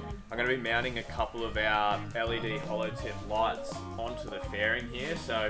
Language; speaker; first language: English; native; English